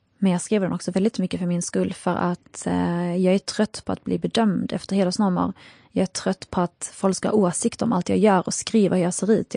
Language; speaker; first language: Swedish; early bilingual, other home language; Arabic